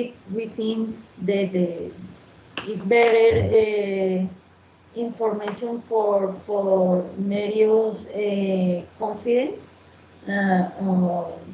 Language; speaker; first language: English; non-native, learner; Spanish